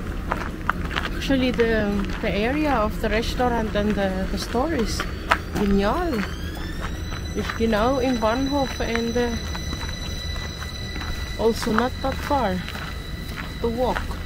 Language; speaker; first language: English; non-native, local second language; Filipino